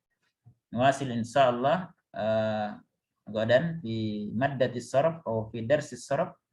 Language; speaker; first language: Arabic; non-native, fluent; Indonesian